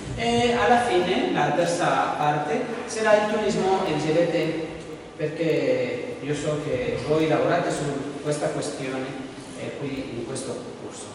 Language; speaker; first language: Italian; non-native, learner; Spanish